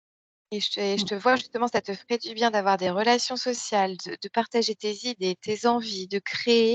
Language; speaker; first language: French; native; French